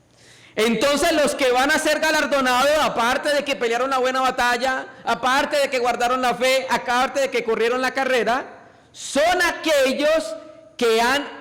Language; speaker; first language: Spanish; native; Spanish